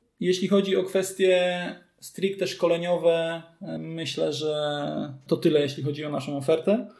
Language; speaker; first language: Polish; native; Polish